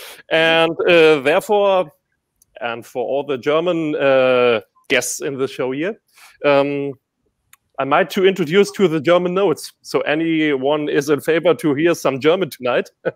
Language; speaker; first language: English; non-native, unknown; German